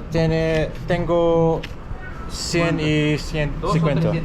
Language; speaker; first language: Spanish; non-native, learner; English